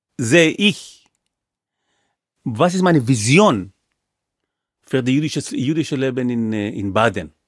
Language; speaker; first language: German; non-native, fluent; Hebrew